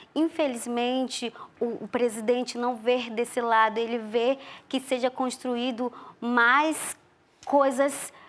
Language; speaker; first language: Portuguese; non-native, local second language; Ticuna